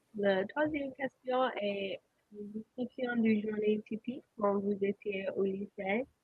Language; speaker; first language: French; non-native, learner; English